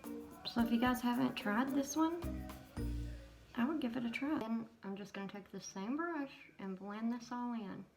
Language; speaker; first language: English; native; English